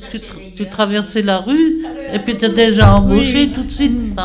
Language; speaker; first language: French; native; French